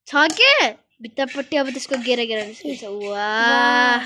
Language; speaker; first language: Nepali; native; Nepali